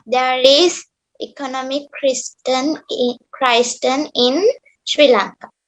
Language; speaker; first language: English; non-native, learner; Sinhala